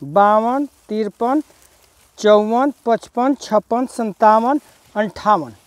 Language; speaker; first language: Hindi; native; Hindi